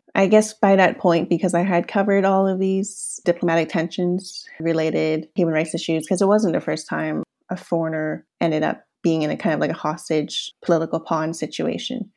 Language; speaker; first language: English; early bilingual, other home language; Cantonese